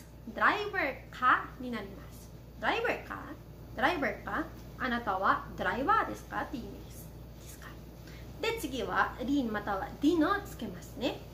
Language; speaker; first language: Japanese; non-native, fluent; Filipino